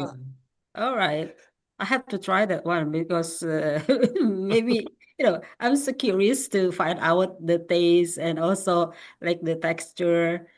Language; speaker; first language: English; non-native, fluent; Indonesian